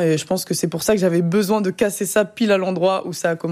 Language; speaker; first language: French; native; French